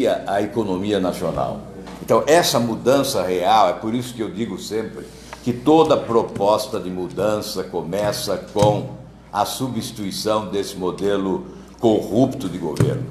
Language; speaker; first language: Portuguese; native; Portuguese